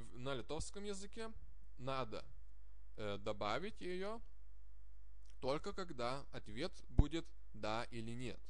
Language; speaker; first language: Russian; non-native, fluent; Lithuanian